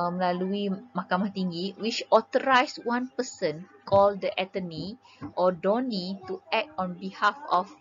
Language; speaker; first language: English; non-native, local second language; Malay